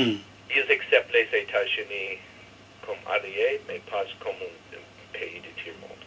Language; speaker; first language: French; non-native, learner; English